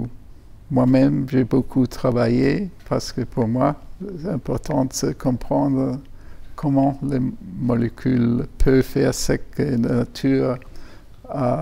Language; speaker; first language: French; non-native, fluent; German